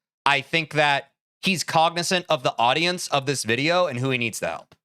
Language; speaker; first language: English; native; English